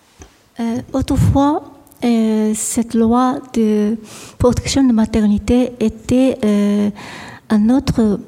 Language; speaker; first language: French; non-native, fluent; Japanese